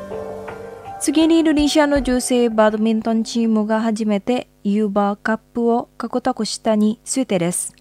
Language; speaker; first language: Japanese; non-native, fluent; Indonesian